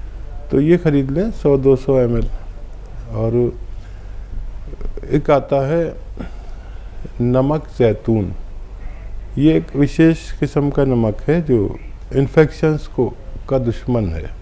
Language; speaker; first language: Hindi; native; Hindi